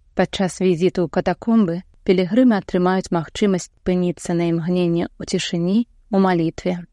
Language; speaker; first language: Belarusian; native; Belarusian